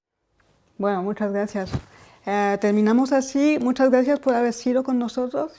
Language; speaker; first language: Spanish; non-native, fluent; French